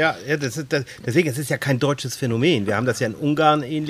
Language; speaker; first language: German; native; German